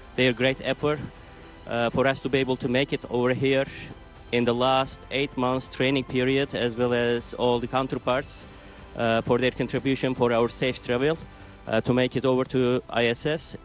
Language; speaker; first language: English; non-native, fluent; Turkish